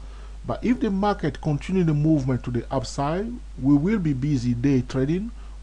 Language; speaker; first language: English; non-native, fluent; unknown